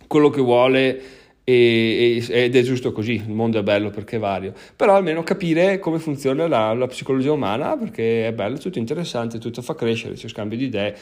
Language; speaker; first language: Italian; native; Italian